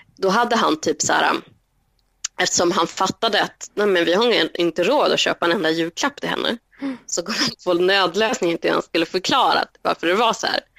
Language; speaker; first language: Swedish; early bilingual, other home language; Spanish